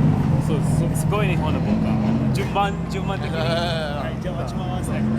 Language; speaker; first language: Japanese; non-native, fluent; English